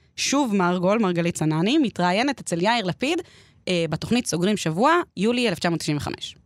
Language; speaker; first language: Hebrew; native; Hebrew